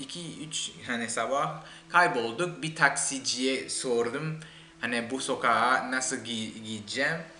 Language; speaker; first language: Turkish; non-native, fluent; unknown